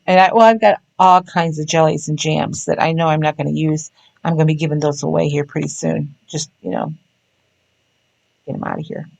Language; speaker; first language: English; native; English